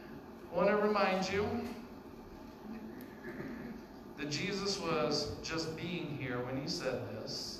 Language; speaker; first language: English; native; English